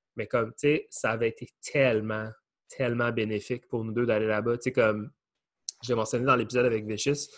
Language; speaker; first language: French; native; French